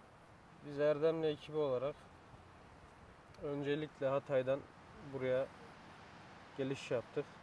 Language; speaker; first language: Turkish; native; Turkish